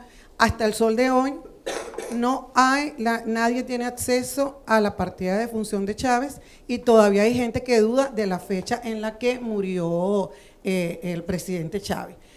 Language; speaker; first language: Spanish; native; Spanish